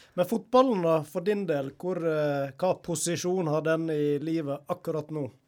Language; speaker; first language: Norwegian; native; Norwegian